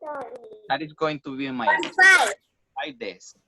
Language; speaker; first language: English; non-native, fluent; Spanish